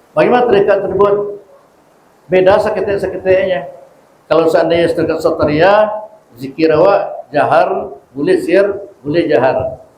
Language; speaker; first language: Malay; non-native, local second language; Minangkabau